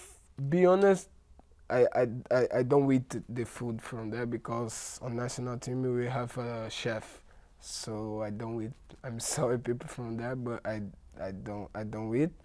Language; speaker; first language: English; non-native, learner; Portuguese